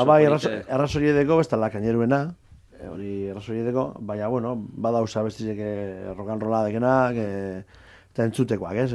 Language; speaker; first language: Basque; native; Basque